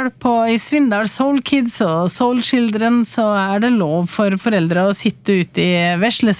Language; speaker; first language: Norwegian; native; Norwegian